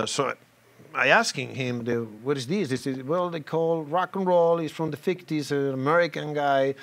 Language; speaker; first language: English; non-native, learner; Spanish